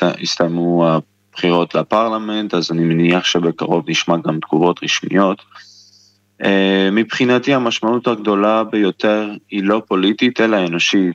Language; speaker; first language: Hebrew; non-native, fluent; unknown